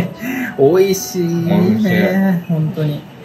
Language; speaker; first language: Japanese; native; Japanese